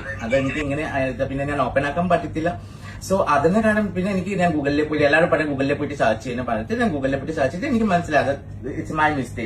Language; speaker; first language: Malayalam; non-native, fluent; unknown